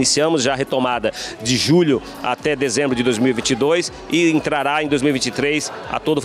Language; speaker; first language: Portuguese; native; Portuguese